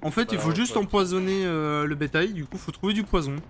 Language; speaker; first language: French; native; French